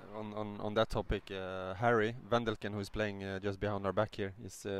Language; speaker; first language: English; non-native, fluent; Swedish